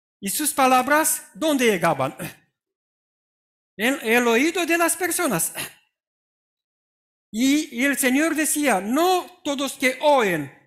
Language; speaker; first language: Spanish; non-native, fluent; Romanian